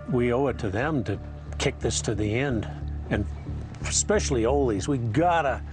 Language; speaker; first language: English; native; English